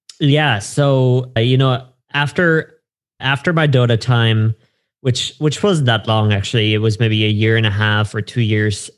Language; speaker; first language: English; non-native, fluent; German